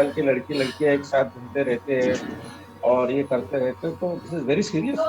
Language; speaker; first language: Hindi; native; Hindi